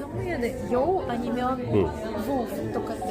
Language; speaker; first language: Korean; non-native, learner; Russian